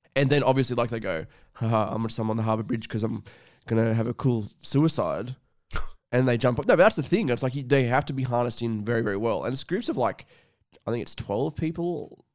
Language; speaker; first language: English; native; English